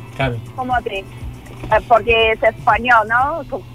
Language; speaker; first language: Spanish; non-native, fluent; Filipino